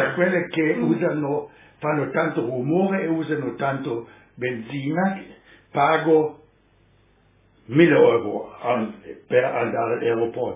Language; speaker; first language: Italian; non-native, learner; German